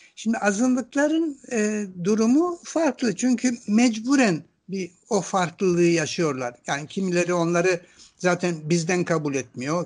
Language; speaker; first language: Turkish; non-native, local second language; Greek